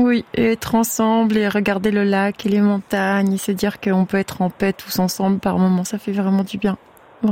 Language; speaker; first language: French; native; French